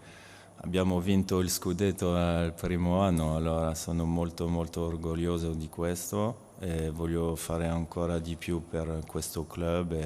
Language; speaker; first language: Italian; non-native, learner; French